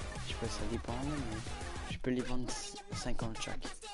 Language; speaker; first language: French; native; French